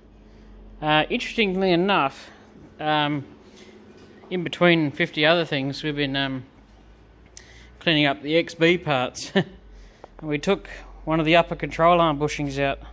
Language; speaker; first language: English; native; English